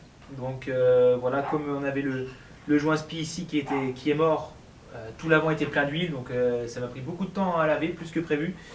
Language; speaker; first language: French; native; French